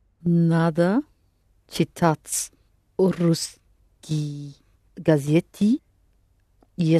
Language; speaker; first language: Russian; non-native, learner; English